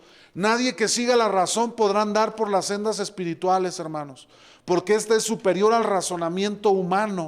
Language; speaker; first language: Spanish; native; Spanish